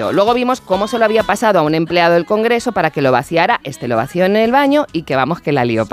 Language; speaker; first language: Spanish; native; Spanish